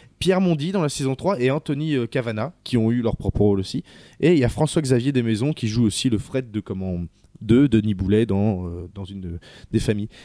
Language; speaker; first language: French; native; French